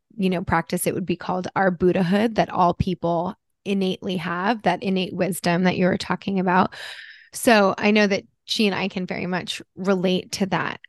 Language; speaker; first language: English; early bilingual, other home language; Italian